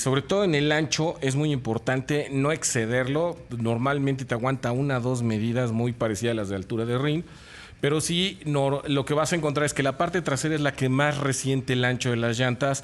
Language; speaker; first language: Spanish; native; Spanish